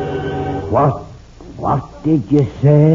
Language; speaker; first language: English; native; English